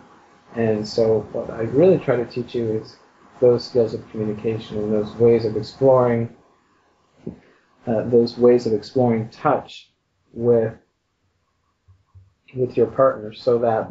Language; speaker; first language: English; native; English